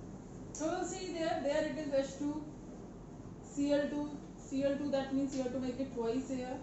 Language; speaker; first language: English; non-native, local second language; Hindi